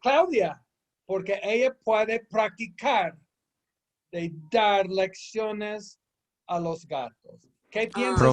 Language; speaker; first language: Spanish; non-native, fluent; English